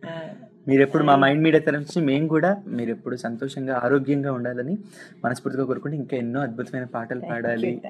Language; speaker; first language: Telugu; native; Telugu